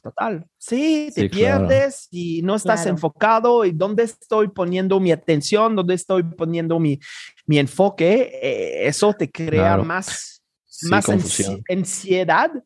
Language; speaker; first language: Spanish; non-native, fluent; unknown